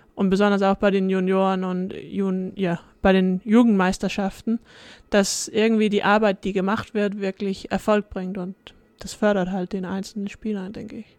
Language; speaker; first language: German; early bilingual, heritage; Danish